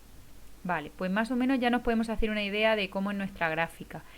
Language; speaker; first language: Spanish; native; Spanish